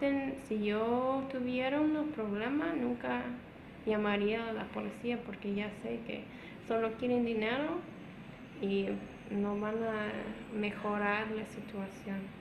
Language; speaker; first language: Spanish; non-native, fluent; English